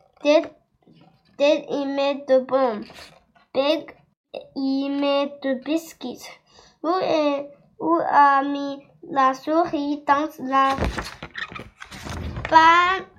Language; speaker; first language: French; non-native, learner; Chinese